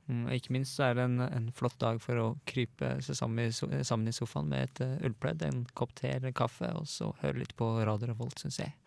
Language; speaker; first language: Norwegian; native; Norwegian